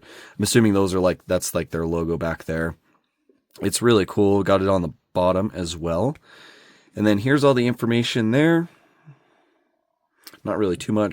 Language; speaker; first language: English; native; English